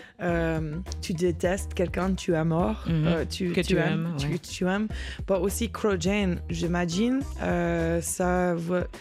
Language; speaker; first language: French; non-native, learner; English